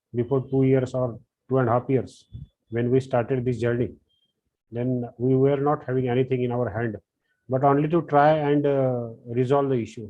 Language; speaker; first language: English; non-native, local second language; Marathi